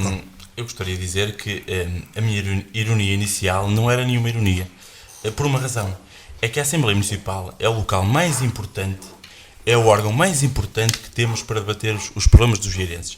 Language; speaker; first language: Portuguese; native; Portuguese